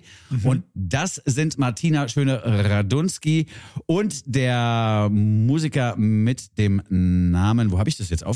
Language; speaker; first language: German; native; German